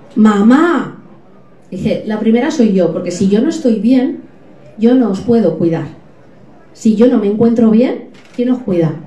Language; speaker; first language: Spanish; native; Spanish